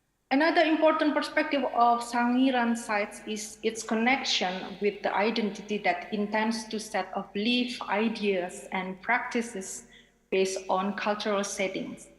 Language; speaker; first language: English; non-native, fluent; Indonesian